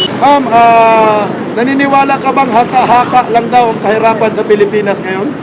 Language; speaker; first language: Filipino; native; Filipino